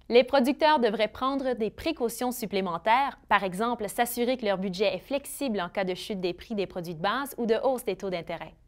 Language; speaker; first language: French; native; French